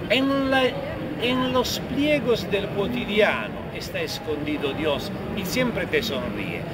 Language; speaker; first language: Spanish; non-native, fluent; Italian